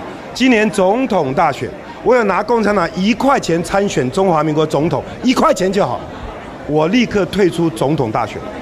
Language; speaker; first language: Chinese; native; Chinese